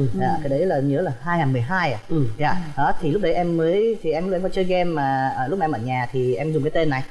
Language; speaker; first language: Vietnamese; early bilingual, heritage; Vietnamese